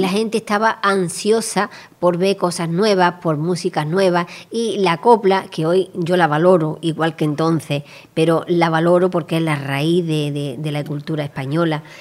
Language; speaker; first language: Spanish; native; Spanish